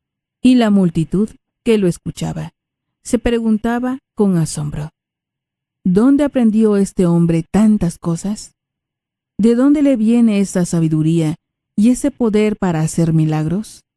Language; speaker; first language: Spanish; native; Spanish